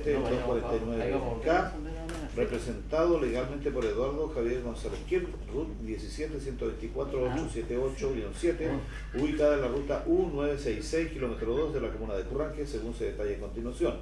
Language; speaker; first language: Spanish; native; Spanish